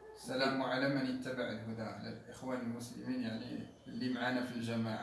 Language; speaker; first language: Arabic; native; Arabic